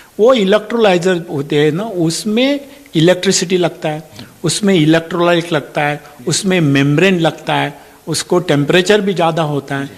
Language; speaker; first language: Hindi; non-native, local second language; Marathi